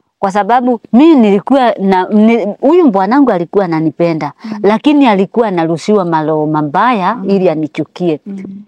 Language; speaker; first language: Swahili; non-native, local second language; Kikuyu